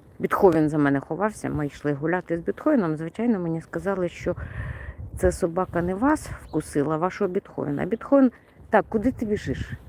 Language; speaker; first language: Ukrainian; non-native, local second language; Russian